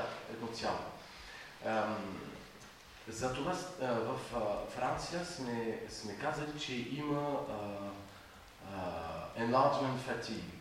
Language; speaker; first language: Bulgarian; non-native, fluent; French